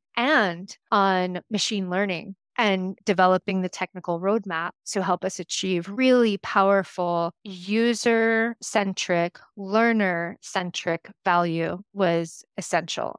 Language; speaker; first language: English; native; English